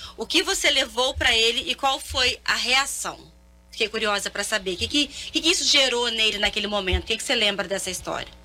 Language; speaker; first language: Portuguese; native; Portuguese